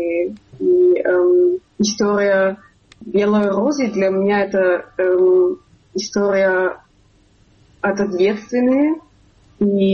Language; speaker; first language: Russian; non-native, fluent; German